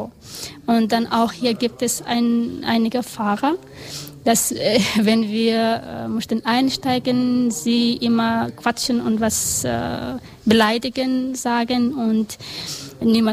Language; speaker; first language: German; non-native, learner; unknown